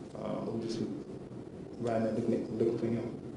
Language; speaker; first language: English; native; English